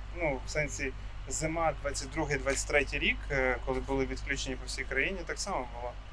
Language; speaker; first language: Ukrainian; non-native, local second language; Russian